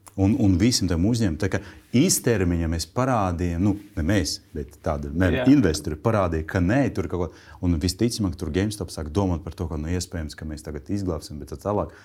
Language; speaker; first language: Latvian; non-native, local second language; Russian